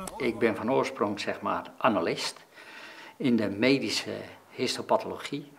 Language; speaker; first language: Dutch; native; Dutch